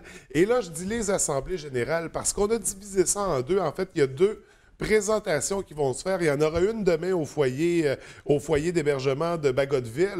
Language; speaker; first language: French; native; French